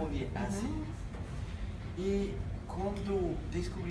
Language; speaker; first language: Portuguese; non-native, learner; Spanish